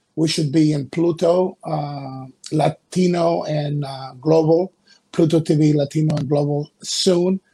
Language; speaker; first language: English; early bilingual, other home language; Spanish